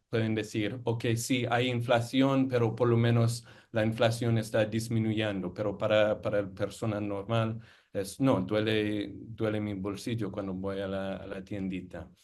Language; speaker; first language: Spanish; non-native, fluent; English